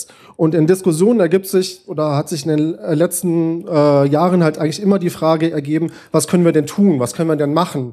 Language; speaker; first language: German; native; German